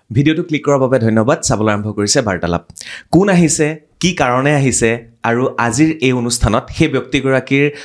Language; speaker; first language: Assamese; native; Assamese